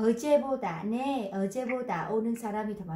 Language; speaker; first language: Korean; non-native, fluent; Vietnamese